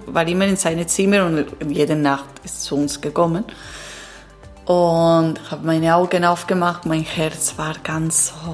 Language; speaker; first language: German; non-native, learner; Italian